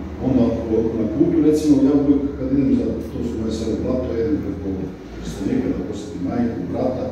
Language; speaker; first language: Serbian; early bilingual, heritage; Serbian